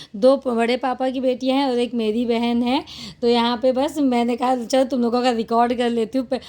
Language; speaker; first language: Hindi; native; Hindi